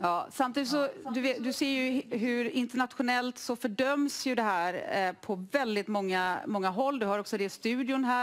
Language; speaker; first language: Swedish; native; Swedish